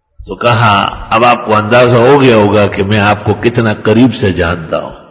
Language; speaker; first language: Urdu; non-native, local second language; Pashto